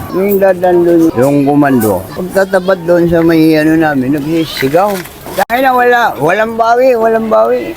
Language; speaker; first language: Filipino; non-native, local second language; Waray